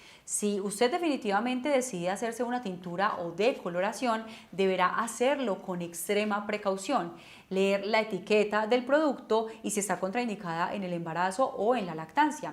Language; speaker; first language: Spanish; native; Spanish